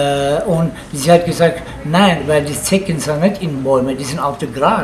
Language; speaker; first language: German; non-native, learner; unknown